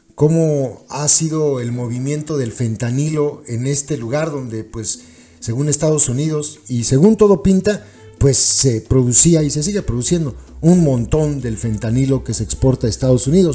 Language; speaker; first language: Spanish; native; Spanish